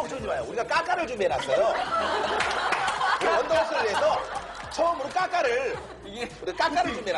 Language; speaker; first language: Korean; native; Korean